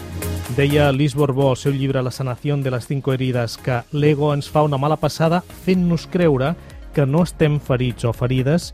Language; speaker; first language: Catalan; native; Catalan